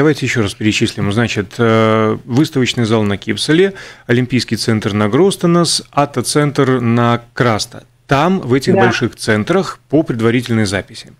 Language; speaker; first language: Russian; native; Russian